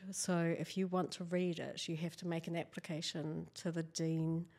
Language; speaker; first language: English; native; English